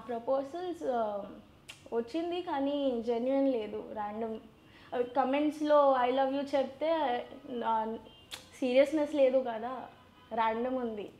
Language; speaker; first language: Telugu; non-native, learner; Gujarati